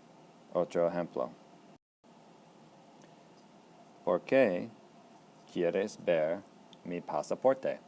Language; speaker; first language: Spanish; non-native, fluent; English